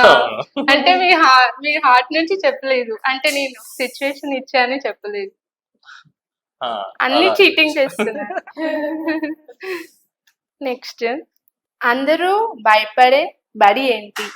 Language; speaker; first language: Telugu; native; Telugu